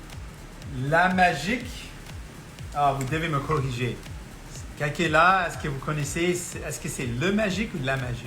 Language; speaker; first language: French; non-native, local second language; Punjabi